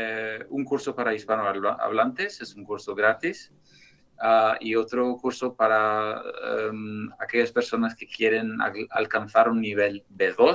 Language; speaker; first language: Spanish; non-native, fluent; English